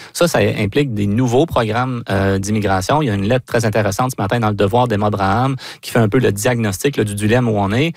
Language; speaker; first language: French; native; French